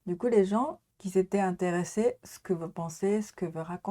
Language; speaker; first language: French; non-native, learner; Japanese